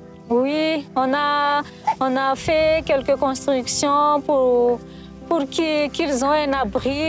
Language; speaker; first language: French; non-native, local second language; Malagasy